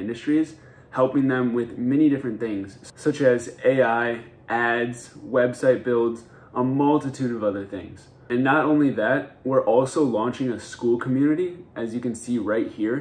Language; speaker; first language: English; native; English